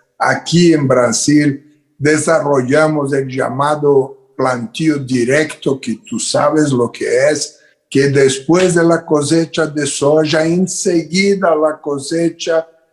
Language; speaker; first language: Spanish; non-native, fluent; Portuguese